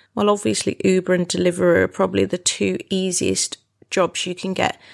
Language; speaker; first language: English; native; English